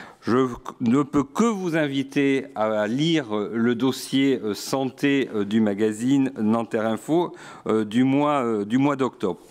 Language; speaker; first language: French; native; French